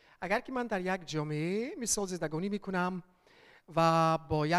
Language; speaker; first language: Persian; early bilingual, heritage; Persian